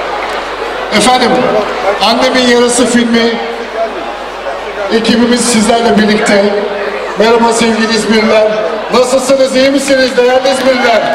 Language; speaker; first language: Turkish; native; Turkish